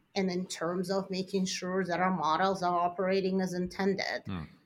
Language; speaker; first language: English; early bilingual, other home language; Russian